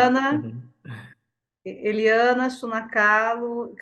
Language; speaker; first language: Portuguese; native; Portuguese